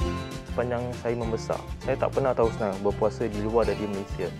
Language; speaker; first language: Malay; native; Malay